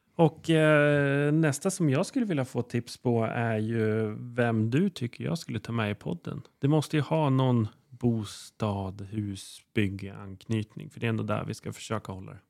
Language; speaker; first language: Swedish; native; Swedish